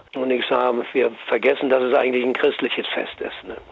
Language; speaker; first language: German; native; German